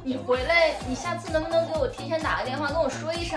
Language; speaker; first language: Chinese; native; Chinese